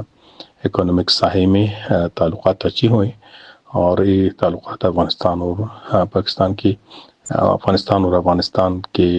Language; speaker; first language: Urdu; non-native, learner; Pashto